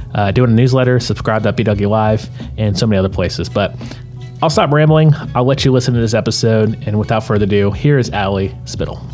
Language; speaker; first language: English; native; English